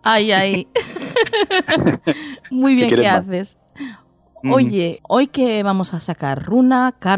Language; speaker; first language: Spanish; native; Spanish